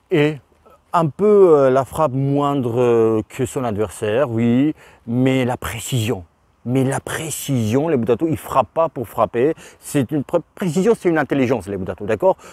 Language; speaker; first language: French; non-native, fluent; Russian